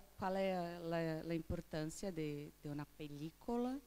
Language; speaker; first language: Spanish; non-native, fluent; Portuguese